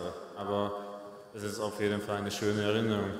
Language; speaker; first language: German; non-native, fluent; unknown